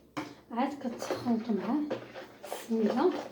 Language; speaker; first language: Arabic; native; Arabic